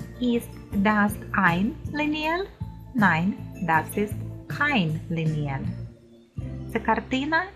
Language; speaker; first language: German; non-native, fluent; Ukrainian